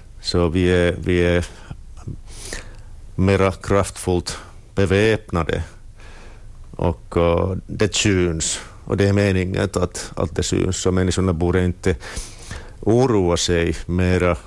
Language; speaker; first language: Swedish; non-native, local second language; Finnish